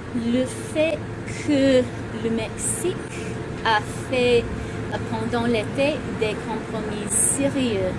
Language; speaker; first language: French; non-native, local second language; English